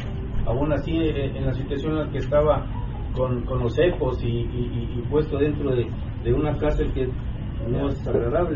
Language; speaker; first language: Spanish; native; Spanish